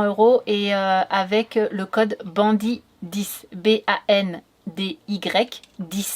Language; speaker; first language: French; native; French